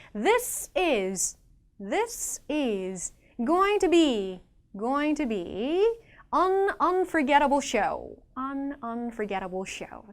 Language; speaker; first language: English; non-native, fluent; Korean